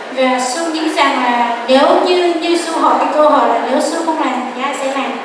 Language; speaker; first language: Vietnamese; non-native, local second language; Hmong